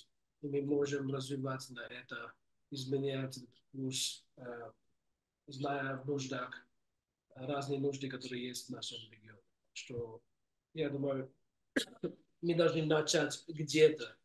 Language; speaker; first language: Russian; non-native, fluent; English